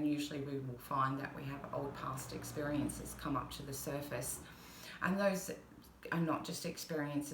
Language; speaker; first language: English; native; English